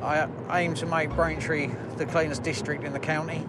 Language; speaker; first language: English; native; English